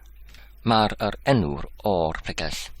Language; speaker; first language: Welsh; non-native, learner; English